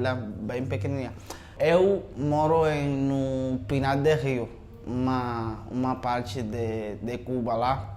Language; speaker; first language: Portuguese; non-native, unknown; Spanish